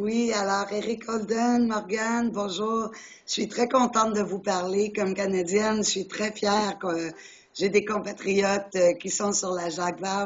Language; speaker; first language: French; native; French